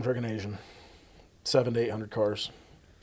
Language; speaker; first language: English; native; English